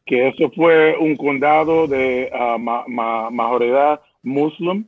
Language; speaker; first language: Spanish; early bilingual, heritage; Spanish